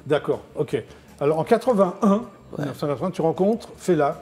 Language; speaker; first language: French; native; French